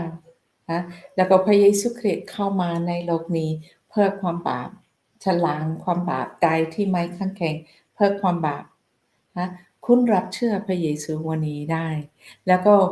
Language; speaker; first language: Thai; non-native, fluent; English